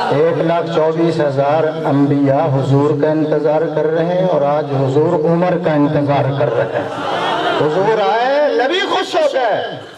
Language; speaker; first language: Urdu; non-native, local second language; Punjabi